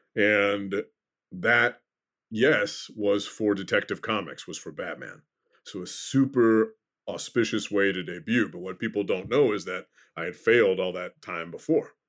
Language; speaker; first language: English; native; English